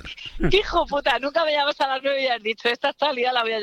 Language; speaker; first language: Spanish; native; Spanish